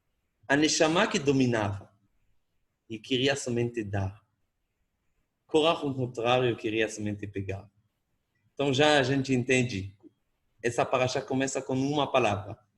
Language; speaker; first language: Portuguese; non-native, fluent; Hebrew